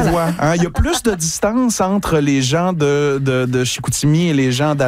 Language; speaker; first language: French; native; French